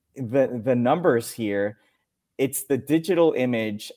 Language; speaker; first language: English; non-native, fluent; Spanish